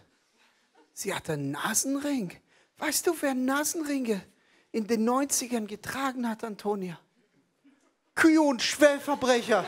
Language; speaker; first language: German; non-native, fluent; Hebrew